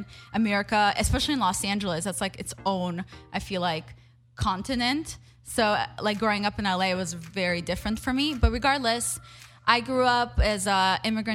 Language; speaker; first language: English; non-native, fluent; Hebrew